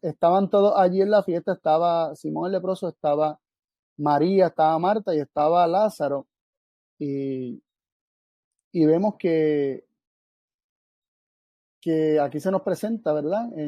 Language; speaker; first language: Spanish; native; Spanish